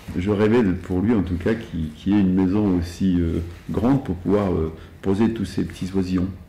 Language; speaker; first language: French; early bilingual, other home language; Arabic